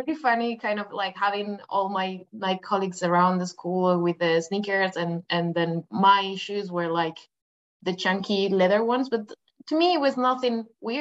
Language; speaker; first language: English; non-native, fluent; Spanish